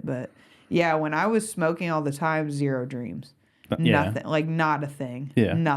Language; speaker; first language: English; native; English